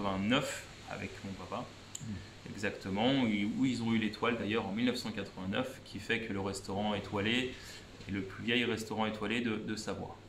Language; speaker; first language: French; native; French